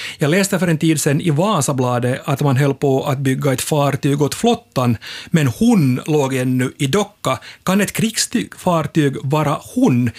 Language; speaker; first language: Swedish; native; Swedish